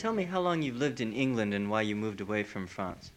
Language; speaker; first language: English; native; English